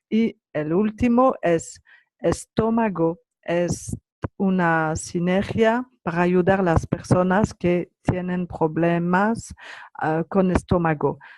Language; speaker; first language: Spanish; non-native, learner; French